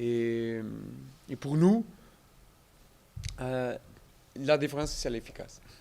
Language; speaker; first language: French; non-native, learner; Portuguese